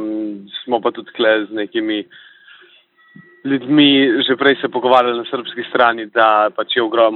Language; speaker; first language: Slovenian; native; Slovenian